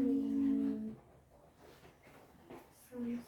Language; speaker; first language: English; non-native, learner; Indonesian